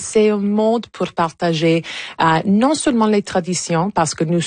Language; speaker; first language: French; non-native, local second language; English